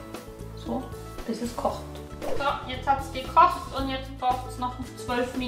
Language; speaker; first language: German; native; German